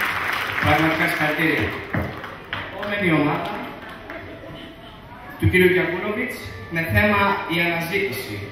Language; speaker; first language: Greek; native; Greek